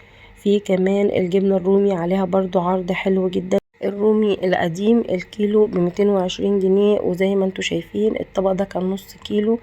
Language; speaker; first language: Arabic; native; Arabic